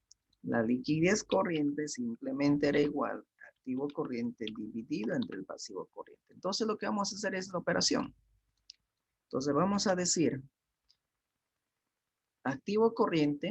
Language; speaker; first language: Spanish; native; Spanish